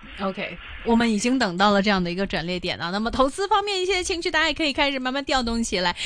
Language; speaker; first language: Chinese; non-native, local second language; Cantonese